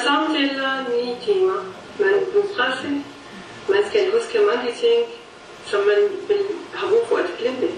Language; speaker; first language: Danish; non-native, learner; Arabic